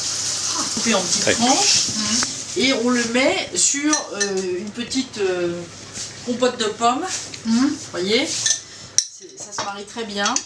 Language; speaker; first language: French; native; French